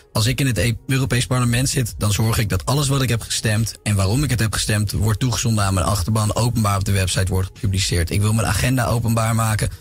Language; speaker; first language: Dutch; native; Dutch